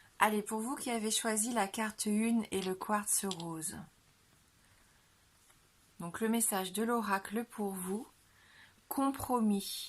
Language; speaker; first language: French; native; French